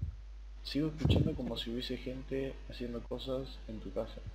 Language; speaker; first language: Spanish; native; Spanish